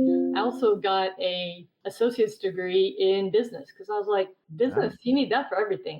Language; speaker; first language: English; native; English